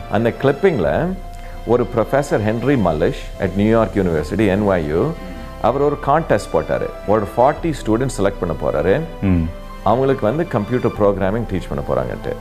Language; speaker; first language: Tamil; early bilingual, heritage; Tamil